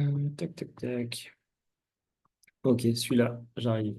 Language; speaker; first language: French; native; French